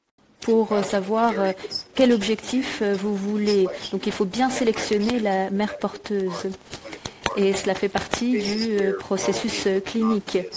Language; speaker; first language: French; native; French